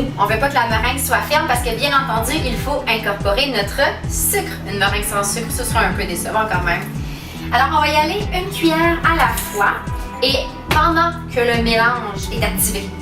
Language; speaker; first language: French; native; French